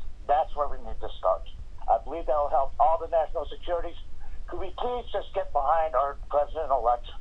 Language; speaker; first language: English; native; English